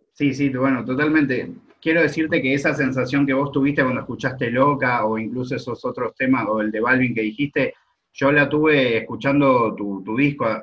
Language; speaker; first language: Spanish; native; Spanish